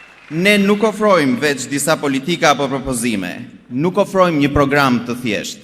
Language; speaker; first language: Albanian; native; Albanian